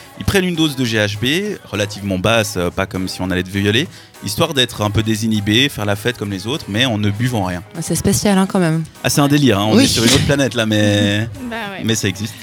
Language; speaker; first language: French; native; French